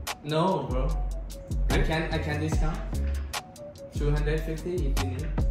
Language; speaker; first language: English; non-native, learner; Thai